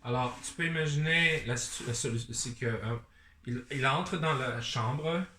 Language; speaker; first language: French; non-native, learner; English